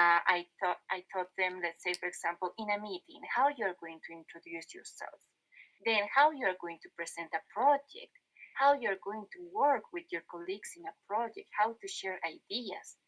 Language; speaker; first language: English; non-native, fluent; Spanish